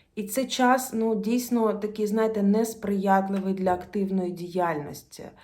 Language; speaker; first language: Ukrainian; non-native, local second language; Russian